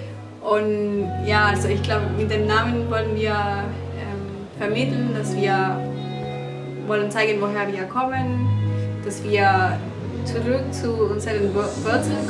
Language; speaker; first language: German; non-native, fluent; Spanish